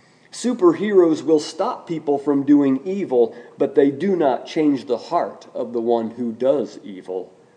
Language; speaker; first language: English; native; English